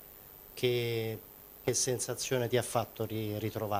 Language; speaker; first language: Italian; native; Italian